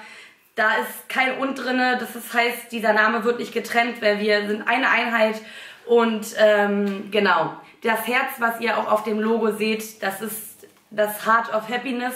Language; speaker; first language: German; native; German